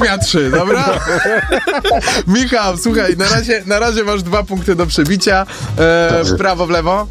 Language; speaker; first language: Polish; native; Polish